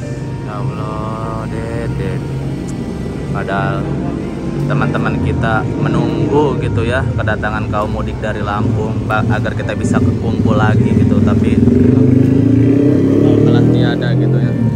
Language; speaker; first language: Indonesian; native; Indonesian